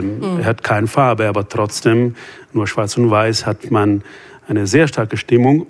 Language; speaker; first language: German; non-native, fluent; Italian